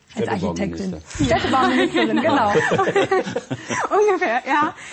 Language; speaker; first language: German; non-native, fluent; Russian